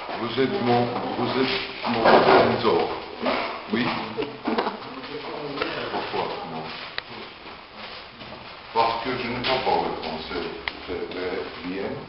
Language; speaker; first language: French; non-native, learner; Armenian